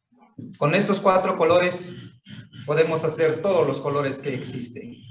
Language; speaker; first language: Spanish; non-native, local second language; Zapotec